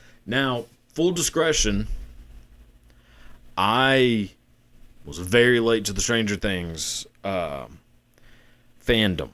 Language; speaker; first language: English; native; English